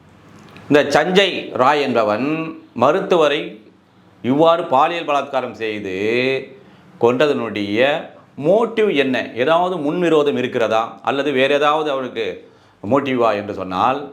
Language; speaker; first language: Tamil; native; Tamil